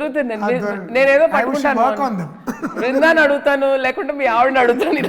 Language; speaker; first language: Telugu; native; Telugu